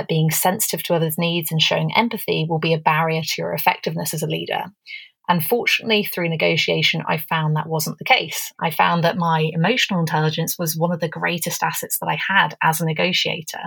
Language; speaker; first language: English; native; English